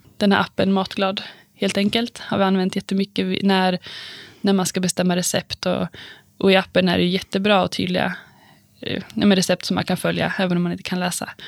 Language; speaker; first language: Swedish; native; Swedish